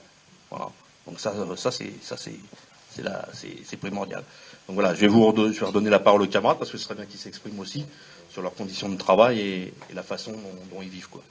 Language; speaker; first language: French; native; French